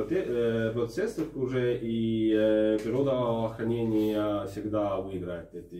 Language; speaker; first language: Russian; non-native, fluent; Estonian